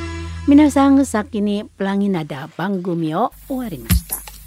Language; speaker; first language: Japanese; non-native, fluent; Indonesian